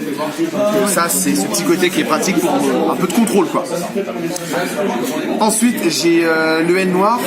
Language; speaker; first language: French; native; French